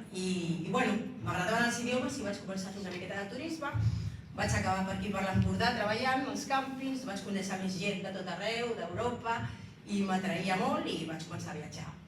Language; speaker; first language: Catalan; non-native, local second language; Spanish